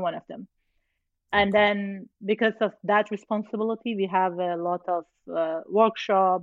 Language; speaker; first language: English; non-native, fluent; Persian